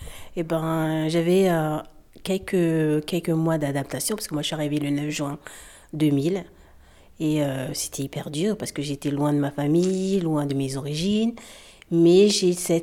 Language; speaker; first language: French; native; French